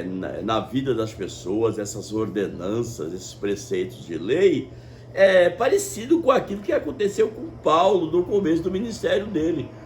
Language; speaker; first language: Portuguese; native; Portuguese